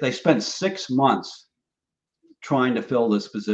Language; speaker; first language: English; native; English